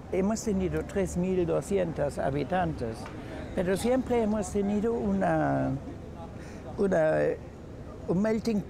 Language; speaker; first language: Spanish; non-native, fluent; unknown